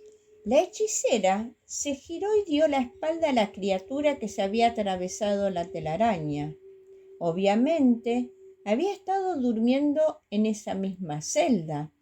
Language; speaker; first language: Spanish; native; Spanish